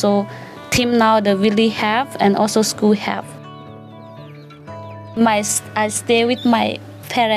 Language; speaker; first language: English; non-native, learner; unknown